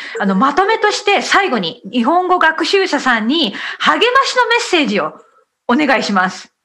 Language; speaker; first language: Japanese; native; Japanese